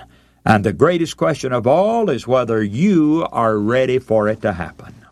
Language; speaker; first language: English; native; English